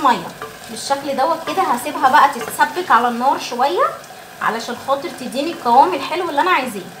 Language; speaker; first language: Arabic; native; Arabic